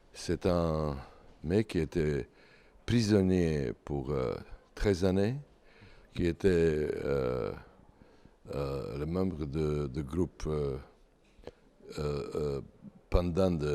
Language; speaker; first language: French; non-native, learner; Serbian